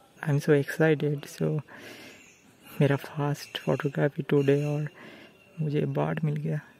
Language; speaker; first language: Hindi; non-native, local second language; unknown